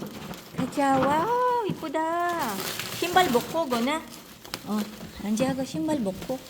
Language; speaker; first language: Korean; non-native, learner; Filipino